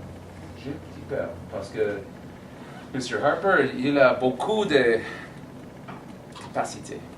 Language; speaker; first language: French; non-native, learner; English